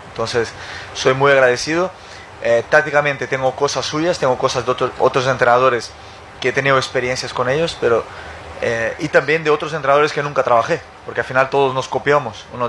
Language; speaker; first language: Spanish; non-native, fluent; Portuguese